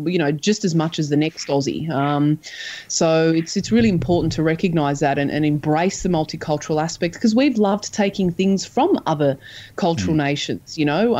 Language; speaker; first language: English; non-native, local second language; Croatian